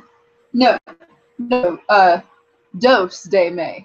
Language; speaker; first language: Spanish; non-native, learner; English